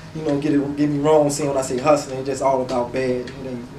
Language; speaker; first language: English; native; English